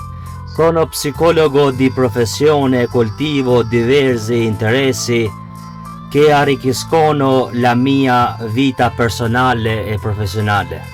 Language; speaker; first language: Italian; non-native, fluent; Albanian